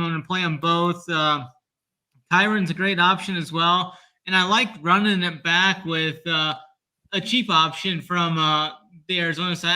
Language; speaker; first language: English; native; English